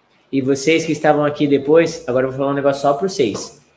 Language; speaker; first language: Portuguese; native; Portuguese